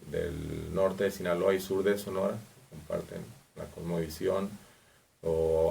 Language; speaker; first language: Spanish; native; Spanish